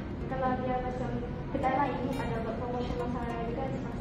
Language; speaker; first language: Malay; non-native, local second language; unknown